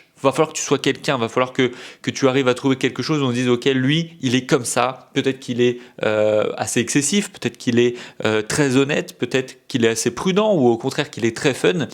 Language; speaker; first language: French; native; French